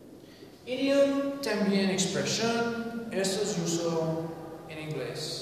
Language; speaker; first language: Spanish; non-native, learner; English